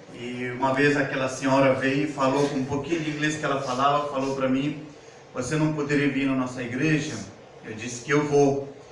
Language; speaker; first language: Portuguese; non-native, fluent; Hindi